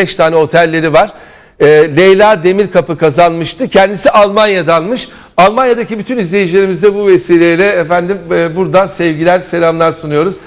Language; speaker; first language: Turkish; native; Turkish